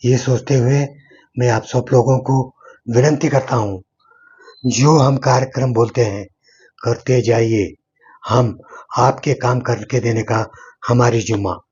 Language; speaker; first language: Hindi; non-native, local second language; Kannada